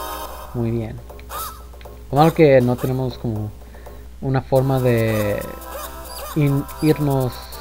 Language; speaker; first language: Spanish; early bilingual, heritage; Spanish